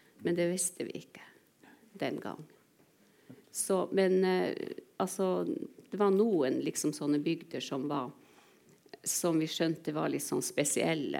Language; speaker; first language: Norwegian; non-native, local second language; Northern Sami